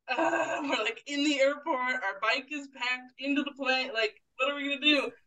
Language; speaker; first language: English; native; English